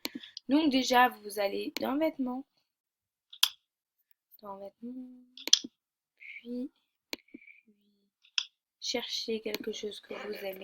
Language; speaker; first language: French; native; French